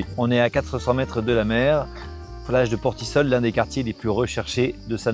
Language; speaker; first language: French; native; French